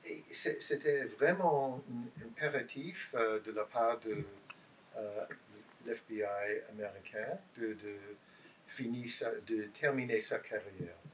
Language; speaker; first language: French; non-native, learner; English